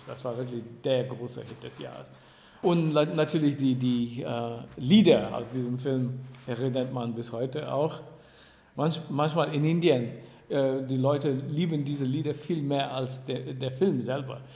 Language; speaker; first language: German; non-native, fluent; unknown